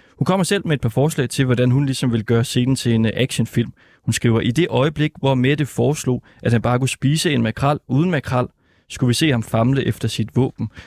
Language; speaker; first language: Danish; native; Danish